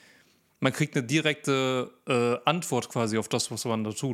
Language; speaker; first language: German; native; German